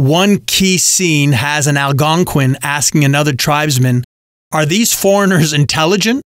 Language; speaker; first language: English; native; English